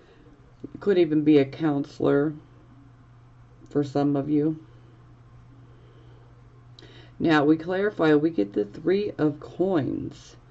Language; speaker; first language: English; native; English